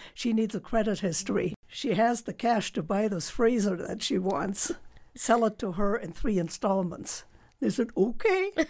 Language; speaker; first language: English; non-native, fluent; German